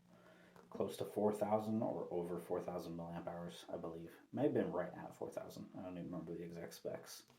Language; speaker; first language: English; native; English